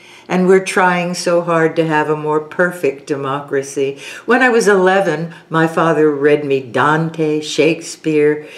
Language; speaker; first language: English; early bilingual, other home language; Italian